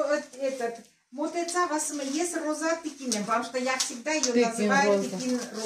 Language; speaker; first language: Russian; non-native, local second language; Armenian